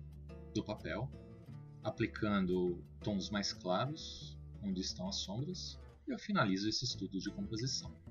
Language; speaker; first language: Portuguese; native; Portuguese